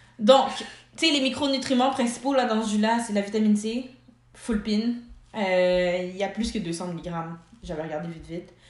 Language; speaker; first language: French; early bilingual, other home language; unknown